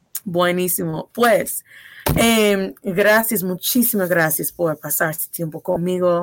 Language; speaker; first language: Spanish; non-native, fluent; English